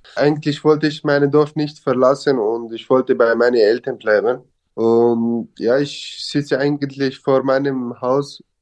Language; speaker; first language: German; non-native, fluent; Kurdish